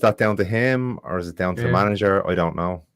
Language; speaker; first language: English; native; English